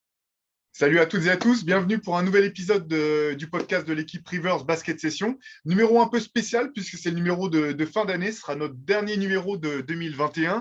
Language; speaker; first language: French; native; French